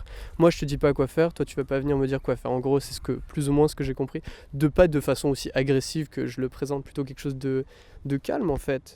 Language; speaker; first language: French; native; French